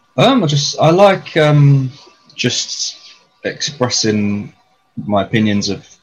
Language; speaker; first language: English; native; English